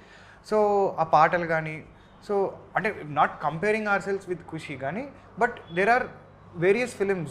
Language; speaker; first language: Telugu; native; Telugu